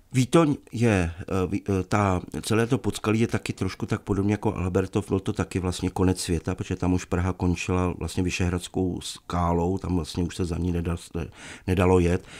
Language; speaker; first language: Czech; native; Czech